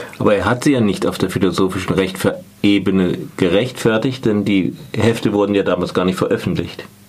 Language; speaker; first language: German; native; German